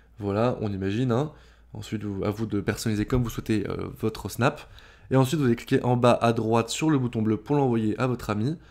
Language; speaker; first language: French; native; French